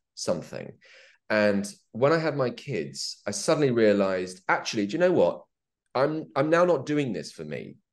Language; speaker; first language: English; native; English